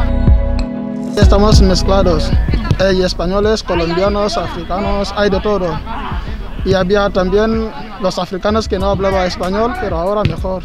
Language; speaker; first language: Spanish; non-native, learner; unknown